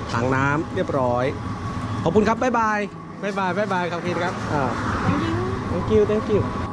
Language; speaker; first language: Thai; native; Thai